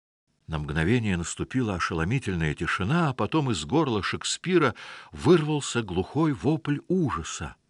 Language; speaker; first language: Russian; native; Russian